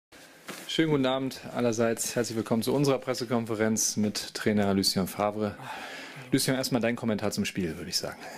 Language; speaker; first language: German; native; German